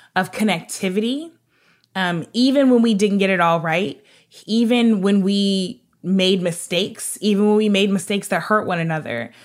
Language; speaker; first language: English; native; English